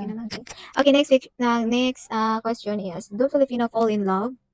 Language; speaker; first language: English; non-native, local second language; Cebuano